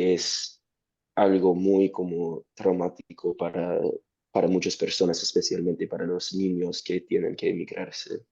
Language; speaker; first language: Spanish; non-native, fluent; English